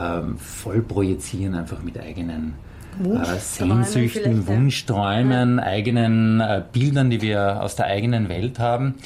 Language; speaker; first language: German; native; German